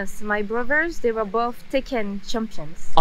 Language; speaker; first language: English; non-native, fluent; French